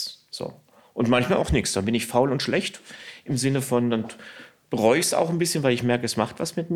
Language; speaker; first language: German; native; German